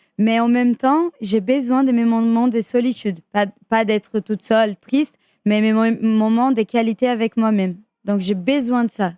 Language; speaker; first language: French; non-native, fluent; Portuguese